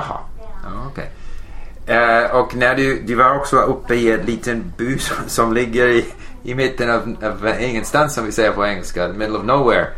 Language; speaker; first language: Swedish; non-native, fluent; English